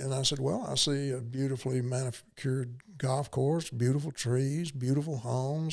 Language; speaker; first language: English; native; English